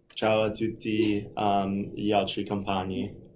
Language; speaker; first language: Italian; non-native, fluent; English